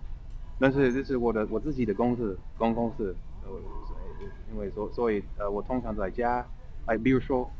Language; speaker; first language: Chinese; non-native, fluent; English